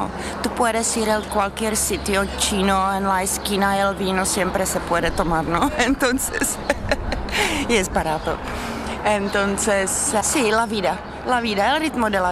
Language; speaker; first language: Spanish; non-native, fluent; Czech